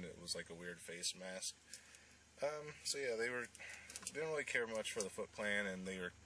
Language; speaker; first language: English; native; English